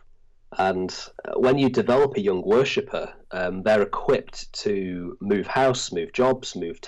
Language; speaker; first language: English; native; English